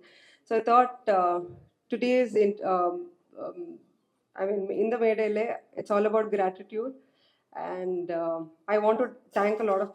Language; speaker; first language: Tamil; non-native, learner; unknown